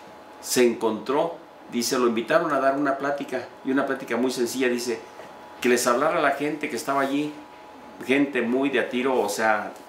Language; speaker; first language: Spanish; native; Spanish